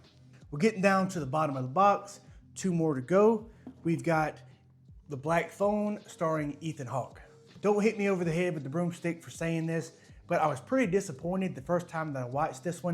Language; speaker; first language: English; native; English